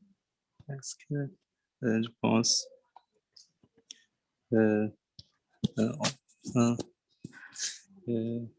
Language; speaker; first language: French; non-native, learner; Chinese